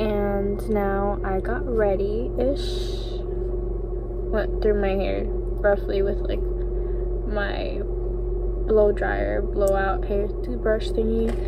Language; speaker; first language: English; early bilingual, other home language; Spanish